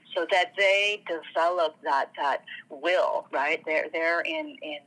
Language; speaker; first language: English; non-native, fluent; French